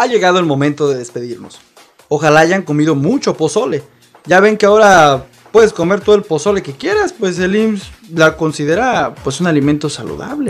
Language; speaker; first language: Spanish; native; Spanish